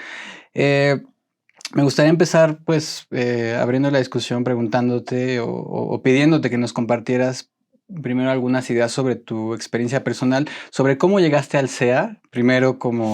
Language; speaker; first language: Spanish; native; Spanish